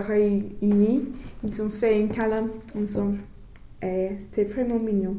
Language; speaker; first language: French; non-native, learner; English